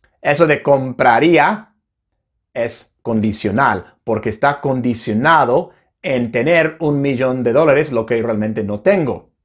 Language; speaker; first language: Spanish; non-native, fluent; English